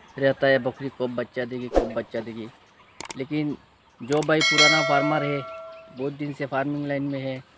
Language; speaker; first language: Hindi; non-native, local second language; Bangla